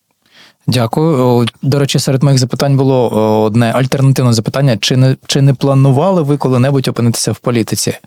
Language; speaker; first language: Ukrainian; native; Ukrainian